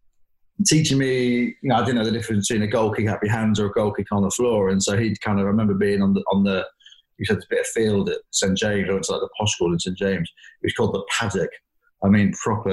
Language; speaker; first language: English; native; English